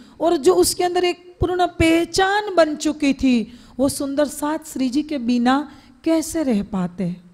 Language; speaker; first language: Hindi; non-native, local second language; Gujarati